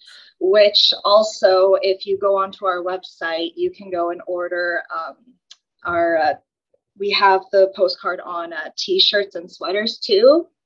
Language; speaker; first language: English; native; English